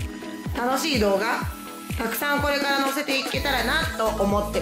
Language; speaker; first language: Japanese; native; Japanese